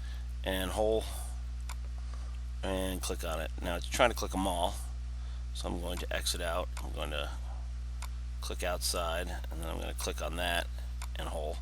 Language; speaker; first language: English; native; English